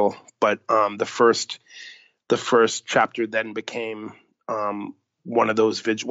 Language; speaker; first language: English; native; English